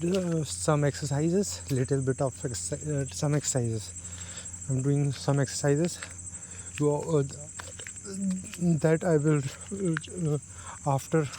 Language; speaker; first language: English; non-native, learner; Hindi